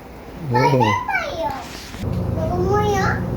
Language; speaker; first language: Korean; early bilingual, heritage; Korean